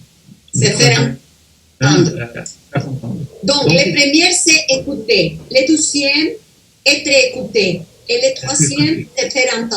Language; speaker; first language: French; non-native, fluent; Spanish